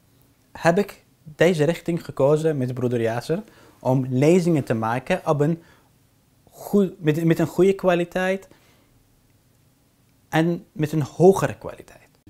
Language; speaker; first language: Dutch; non-native, fluent; Arabic